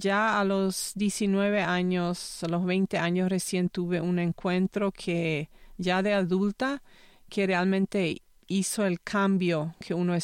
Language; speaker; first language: Spanish; non-native, local second language; Low German